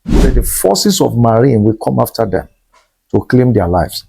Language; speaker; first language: English; non-native, local second language; Yoruba